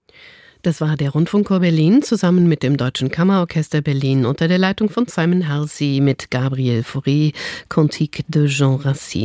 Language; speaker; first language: German; native; German